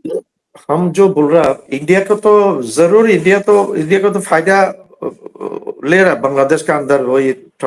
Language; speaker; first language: Hindi; non-native, learner; Bangla